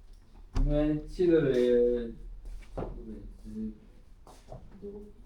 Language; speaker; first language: Chinese; non-native, learner; Sinhala